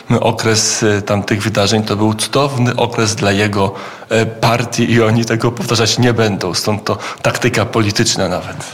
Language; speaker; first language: Polish; native; Polish